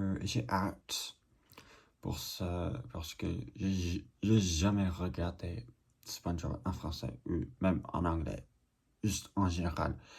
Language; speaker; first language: French; non-native, learner; English